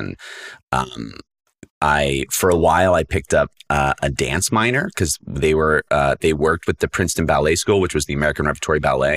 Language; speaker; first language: English; native; English